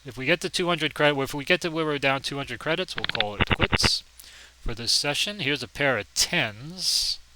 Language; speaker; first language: English; native; English